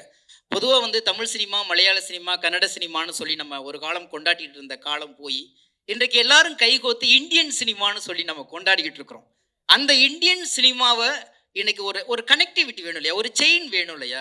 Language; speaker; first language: Tamil; native; Tamil